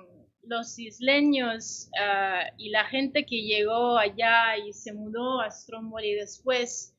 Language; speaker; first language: Spanish; non-native, fluent; Italian